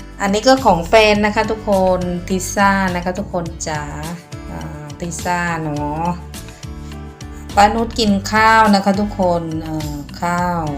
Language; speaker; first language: Thai; non-native, local second language; Northeastern Thai